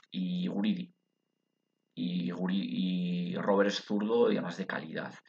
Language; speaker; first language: Spanish; native; Spanish